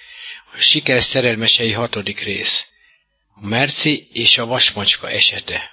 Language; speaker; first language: Hungarian; native; Hungarian